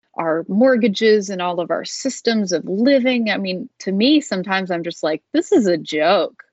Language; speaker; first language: English; native; English